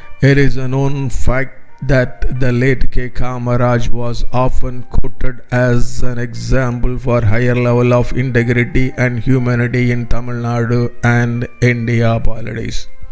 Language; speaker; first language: English; non-native, local second language; Tamil